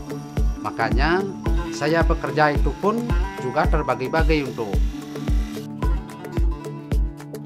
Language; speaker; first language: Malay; non-native, local second language; Balinese